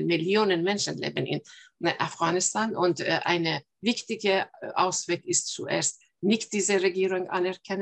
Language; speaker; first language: German; non-native, fluent; Persian